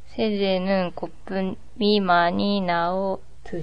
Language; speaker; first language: Korean; non-native, learner; Japanese